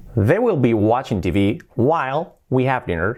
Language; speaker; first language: English; non-native, fluent; Spanish